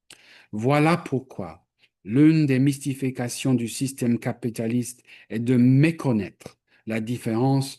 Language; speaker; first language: French; non-native, fluent; English